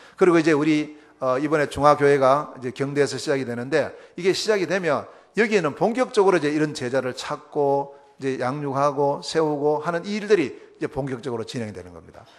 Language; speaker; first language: Korean; native; Korean